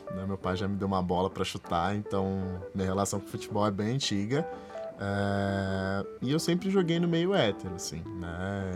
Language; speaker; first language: Portuguese; native; Portuguese